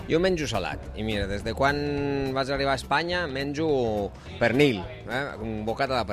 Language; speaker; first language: Catalan; non-native, fluent; Italian